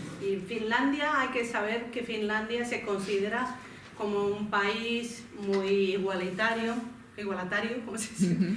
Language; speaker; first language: Spanish; non-native, fluent; Finnish